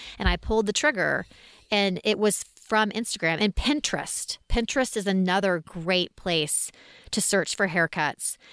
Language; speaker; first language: English; native; English